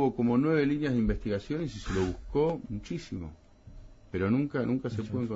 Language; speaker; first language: Spanish; native; Spanish